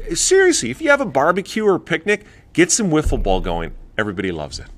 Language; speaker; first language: English; native; English